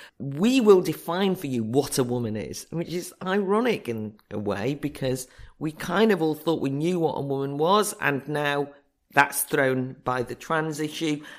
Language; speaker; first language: English; native; English